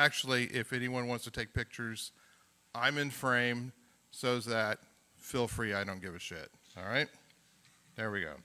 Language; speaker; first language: English; native; English